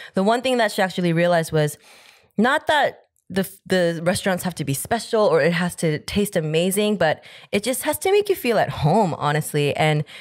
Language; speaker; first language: English; native; English